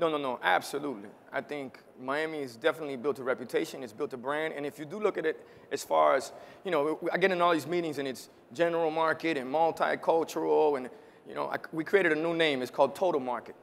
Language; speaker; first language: English; early bilingual, other home language; Spanish